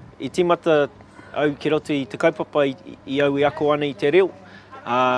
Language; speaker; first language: Māori; non-native, local second language; English